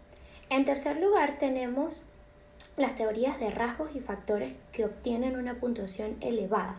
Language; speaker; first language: Spanish; native; Spanish